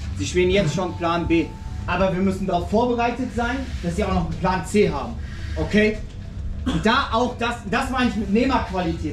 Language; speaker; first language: German; native; German